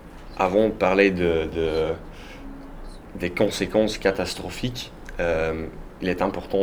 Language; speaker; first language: French; non-native, learner; Italian